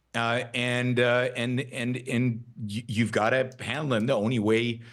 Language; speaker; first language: English; non-native, fluent; Hebrew